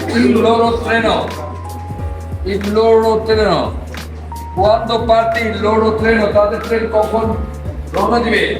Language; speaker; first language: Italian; non-native, learner; Bangla